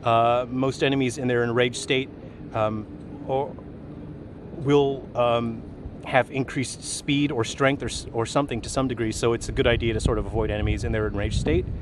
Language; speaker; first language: English; native; English